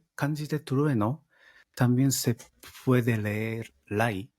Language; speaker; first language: Spanish; non-native, fluent; Japanese